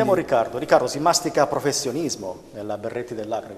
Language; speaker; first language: Italian; native; Italian